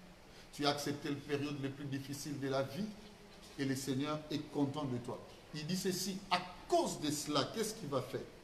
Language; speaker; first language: French; non-native, local second language; Lingala